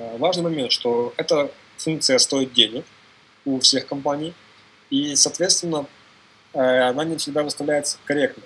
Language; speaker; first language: Russian; native; Russian